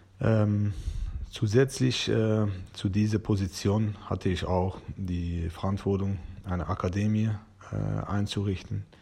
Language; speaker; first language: German; non-native, fluent; Persian